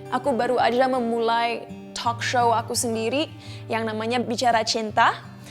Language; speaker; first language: Indonesian; early bilingual, other home language; English